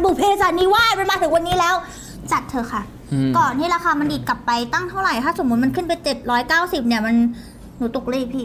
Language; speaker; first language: Thai; early bilingual, other home language; Korean